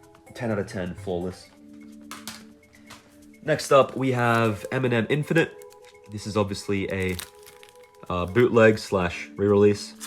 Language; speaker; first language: English; native; English